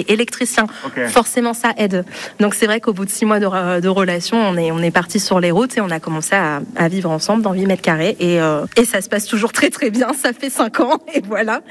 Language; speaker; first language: French; native; French